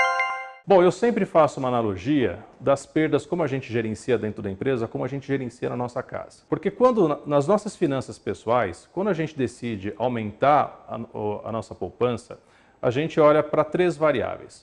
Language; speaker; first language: Portuguese; native; Portuguese